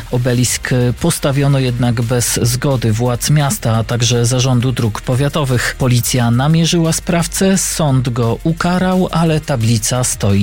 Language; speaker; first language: Polish; native; Polish